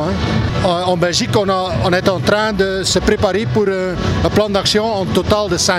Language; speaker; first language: French; non-native, local second language; Dutch